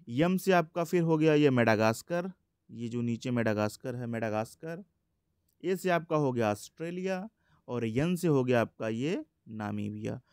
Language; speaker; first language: Hindi; native; Hindi